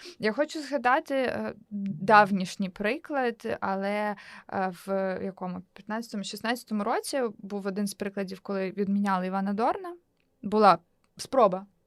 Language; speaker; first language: Ukrainian; native; Ukrainian